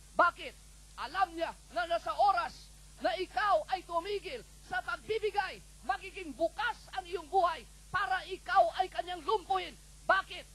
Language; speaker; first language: Filipino; non-native, local second language; Cebuano